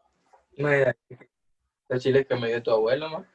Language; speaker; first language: Spanish; native; Spanish